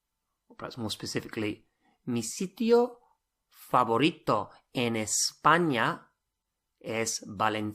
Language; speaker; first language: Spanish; non-native, fluent; English